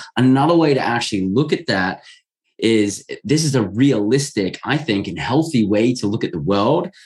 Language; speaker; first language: English; native; English